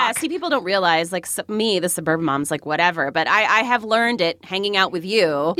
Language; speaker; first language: English; native; English